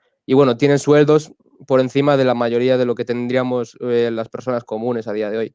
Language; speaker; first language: Spanish; native; Spanish